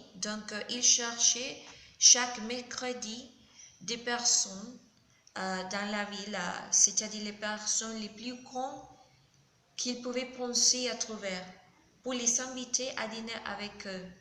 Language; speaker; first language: French; non-native, learner; Spanish